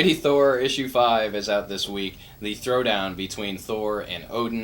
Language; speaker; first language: English; native; English